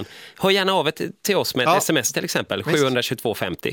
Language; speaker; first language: Swedish; native; Swedish